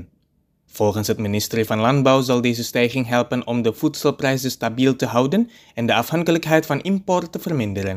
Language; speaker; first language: Dutch; non-native, fluent; Indonesian